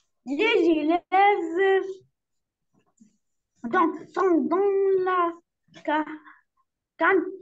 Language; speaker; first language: French; non-native, learner; Arabic